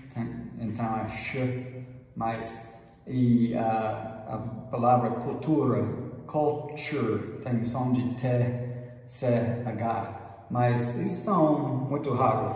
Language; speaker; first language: Portuguese; non-native, fluent; English